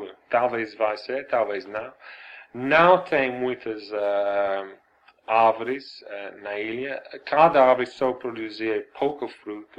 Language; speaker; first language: Portuguese; non-native, fluent; English